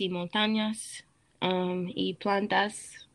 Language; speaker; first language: Spanish; non-native, learner; English